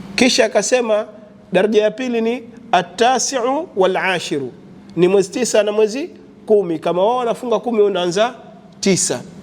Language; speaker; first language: Swahili; native; Swahili